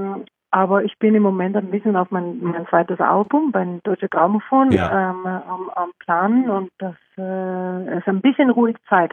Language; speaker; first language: German; non-native, fluent; Norwegian